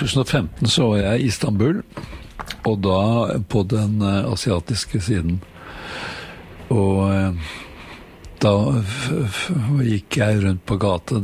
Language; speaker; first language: Norwegian; native; Norwegian